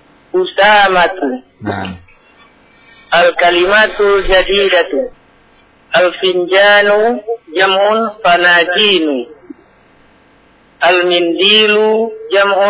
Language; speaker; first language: Arabic; non-native, learner; Indonesian